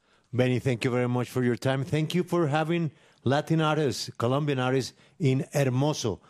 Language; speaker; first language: English; non-native, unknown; Spanish